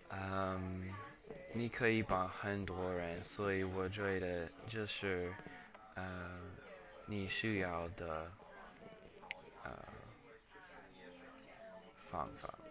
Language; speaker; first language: Chinese; non-native, learner; English